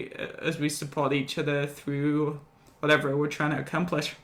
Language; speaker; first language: English; native; English